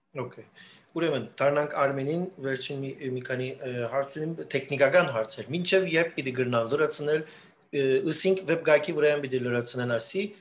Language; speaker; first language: Armenian; early bilingual, heritage; Armenian